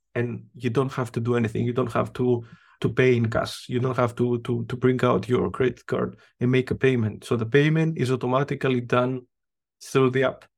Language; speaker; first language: English; non-native, fluent; Greek